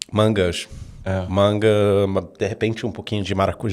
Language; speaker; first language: Portuguese; non-native, fluent; Swedish